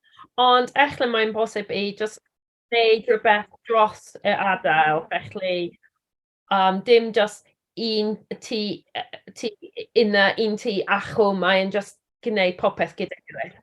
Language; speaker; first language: Welsh; non-native, learner; English